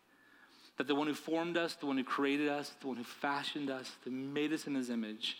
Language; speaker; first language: English; native; English